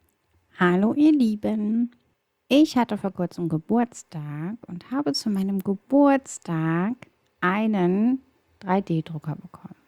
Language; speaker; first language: German; native; German